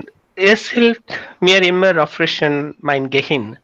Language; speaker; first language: German; non-native, learner; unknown